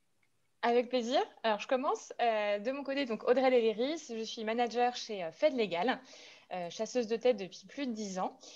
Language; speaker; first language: French; native; French